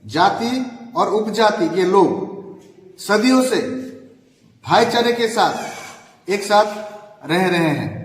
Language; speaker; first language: Hindi; non-native, local second language; Bangla